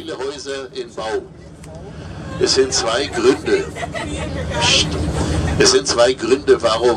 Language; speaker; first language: German; non-native, learner; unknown